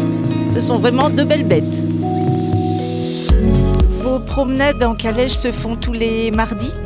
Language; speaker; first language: French; native; French